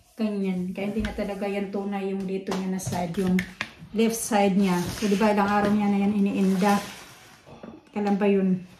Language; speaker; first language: Filipino; non-native, local second language; Cebuano